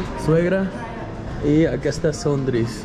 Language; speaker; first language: Spanish; native; Spanish